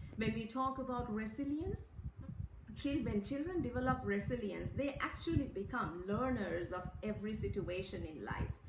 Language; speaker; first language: English; non-native, local second language; Sinhala